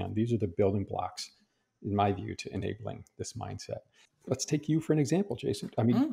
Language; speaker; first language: English; native; English